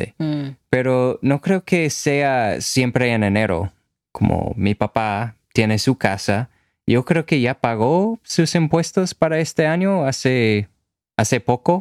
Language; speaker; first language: Spanish; non-native, fluent; English